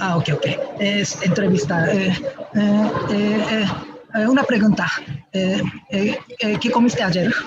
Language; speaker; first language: Spanish; non-native, fluent; Japanese